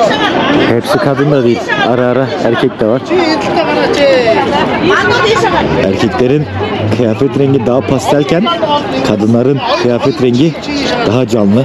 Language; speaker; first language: Turkish; native; Turkish